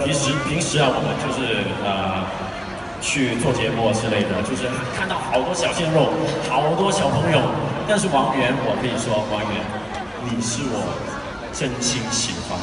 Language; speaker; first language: Chinese; non-native, local second language; Cantonese